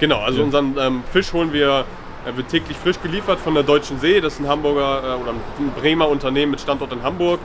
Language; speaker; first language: German; native; German